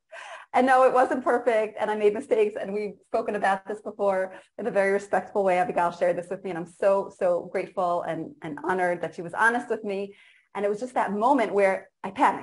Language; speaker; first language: English; non-native, fluent; Hebrew